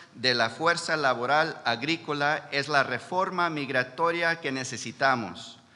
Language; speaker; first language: Spanish; early bilingual, heritage; Spanish